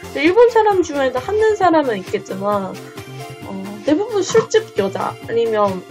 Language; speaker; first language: Korean; non-native, fluent; Japanese